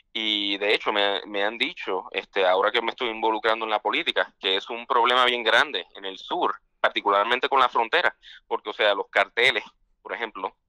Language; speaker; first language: Spanish; native; Spanish